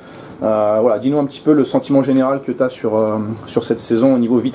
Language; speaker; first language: French; native; French